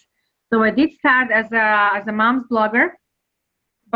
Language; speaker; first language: English; non-native, fluent; Serbian